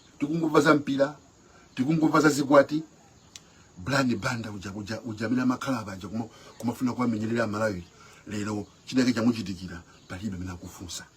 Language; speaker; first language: Nyanja; native; Nyanja